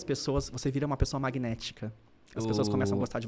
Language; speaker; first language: Portuguese; native; Portuguese